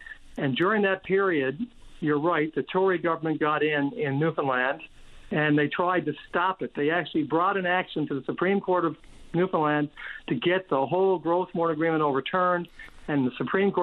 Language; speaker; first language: English; native; English